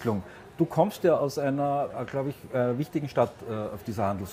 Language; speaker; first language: German; native; German